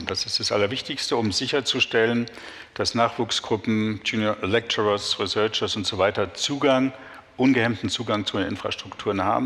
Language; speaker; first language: German; native; German